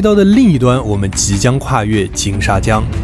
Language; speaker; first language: Chinese; native; Chinese